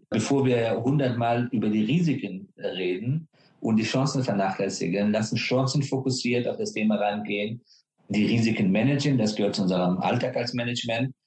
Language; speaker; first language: German; non-native, fluent; Persian